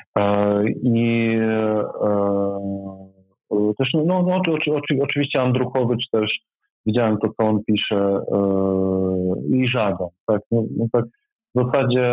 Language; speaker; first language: Polish; non-native, fluent; Ukrainian